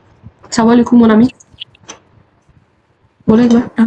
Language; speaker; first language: French; non-native, fluent; Hindi